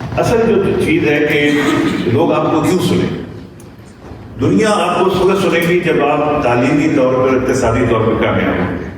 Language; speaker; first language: Urdu; non-native, local second language; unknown